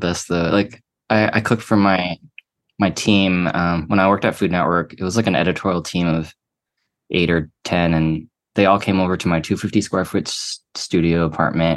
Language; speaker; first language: English; native; English